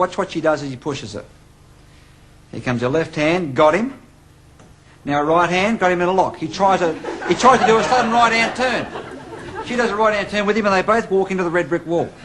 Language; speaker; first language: English; native; English